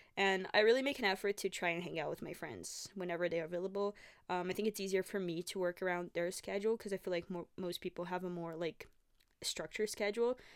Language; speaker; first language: English; non-native, fluent; Portuguese